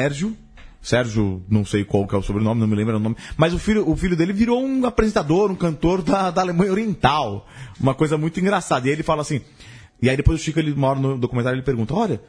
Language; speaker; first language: Portuguese; native; Portuguese